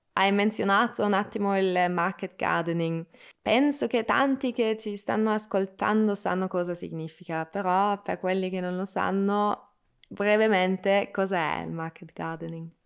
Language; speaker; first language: Italian; non-native, local second language; German